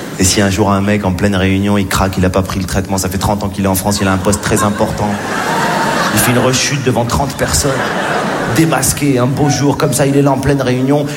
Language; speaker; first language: French; native; French